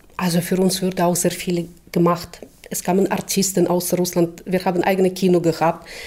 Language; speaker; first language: German; non-native, fluent; Russian